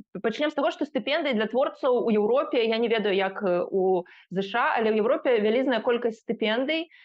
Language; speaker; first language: Belarusian; non-native, local second language; Russian